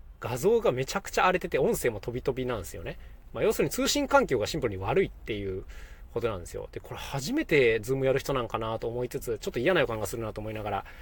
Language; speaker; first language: Japanese; native; Japanese